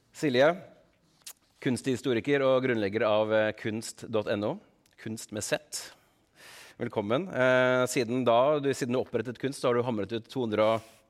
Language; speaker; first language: Norwegian; native; Norwegian